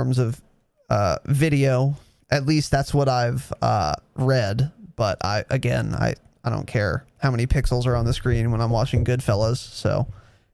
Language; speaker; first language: English; native; English